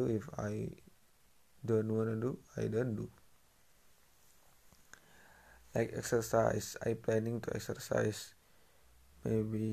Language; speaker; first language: English; non-native, learner; Indonesian